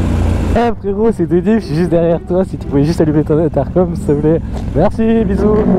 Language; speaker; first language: French; native; French